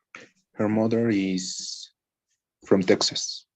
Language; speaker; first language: English; non-native, learner; Spanish